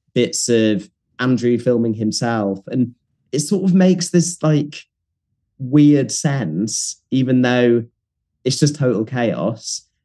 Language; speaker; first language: English; native; English